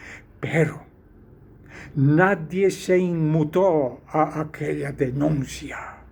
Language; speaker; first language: Spanish; native; Spanish